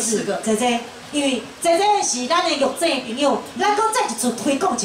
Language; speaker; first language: Chinese; native; Chinese